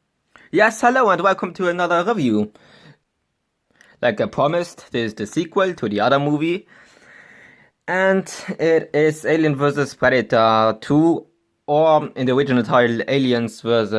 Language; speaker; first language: English; non-native, fluent; German